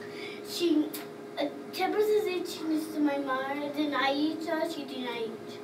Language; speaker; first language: Romanian; early bilingual, heritage; English